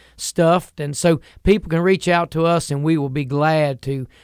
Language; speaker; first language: English; native; English